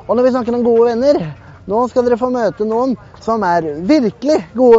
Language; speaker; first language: Norwegian; native; Norwegian